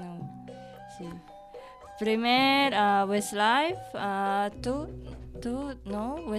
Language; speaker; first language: Catalan; non-native, learner; Indonesian